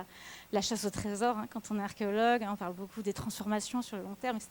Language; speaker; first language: French; native; French